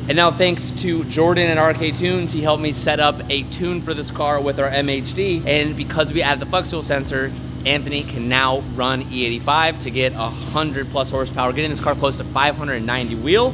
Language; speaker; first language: English; native; English